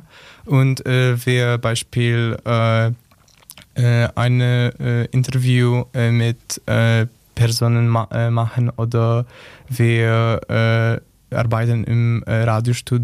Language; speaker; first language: German; non-native, learner; Polish